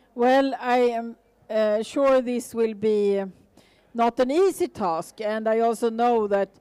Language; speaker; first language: English; non-native, fluent; Swedish